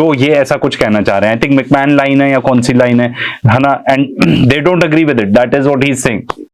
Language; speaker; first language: Urdu; native; Urdu